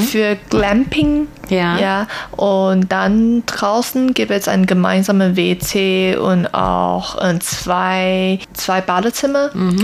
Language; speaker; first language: German; non-native, learner; Chinese